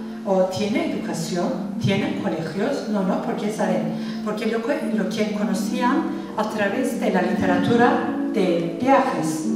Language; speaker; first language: Spanish; non-native, fluent; Turkish